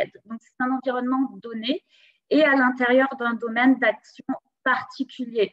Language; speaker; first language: French; native; French